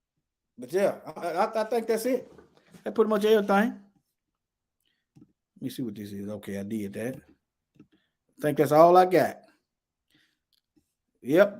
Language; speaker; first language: English; native; English